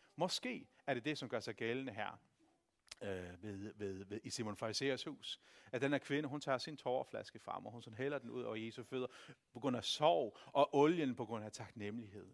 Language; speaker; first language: Danish; native; Danish